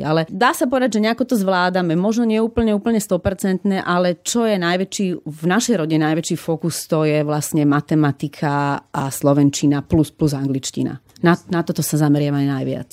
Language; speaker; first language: Slovak; native; Slovak